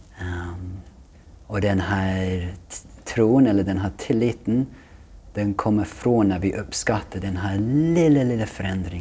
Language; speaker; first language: Swedish; non-native, fluent; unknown